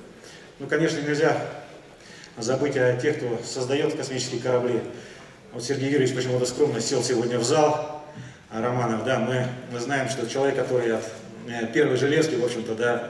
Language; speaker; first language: Russian; native; Russian